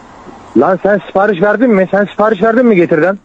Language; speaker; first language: Turkish; native; Turkish